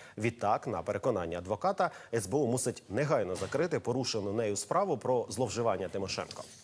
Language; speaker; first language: Ukrainian; native; Ukrainian